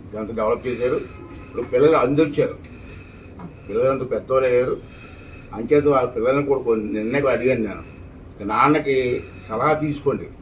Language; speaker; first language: Telugu; native; Telugu